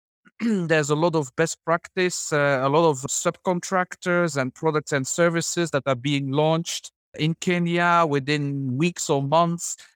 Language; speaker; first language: English; non-native, fluent; Dutch